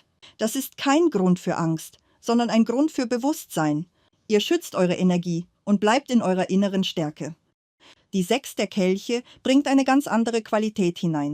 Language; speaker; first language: German; native; German